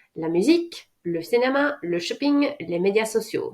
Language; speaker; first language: French; non-native, fluent; English